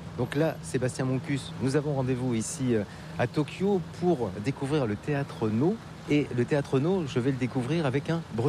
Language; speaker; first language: French; native; French